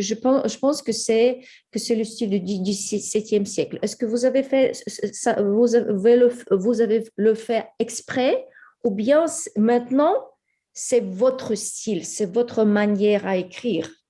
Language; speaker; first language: French; non-native, fluent; Ukrainian